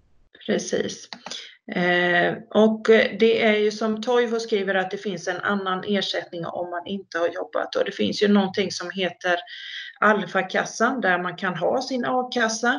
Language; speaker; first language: Swedish; native; Swedish